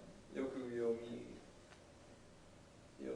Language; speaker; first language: Japanese; non-native, learner; English